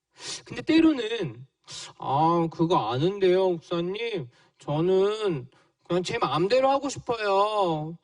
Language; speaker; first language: Korean; native; Korean